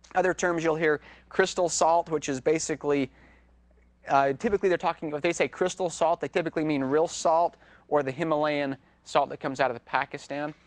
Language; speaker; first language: English; native; English